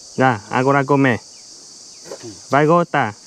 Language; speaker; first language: Portuguese; non-native, learner; Vietnamese